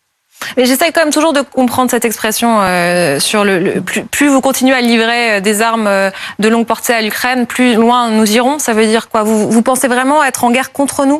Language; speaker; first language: French; native; French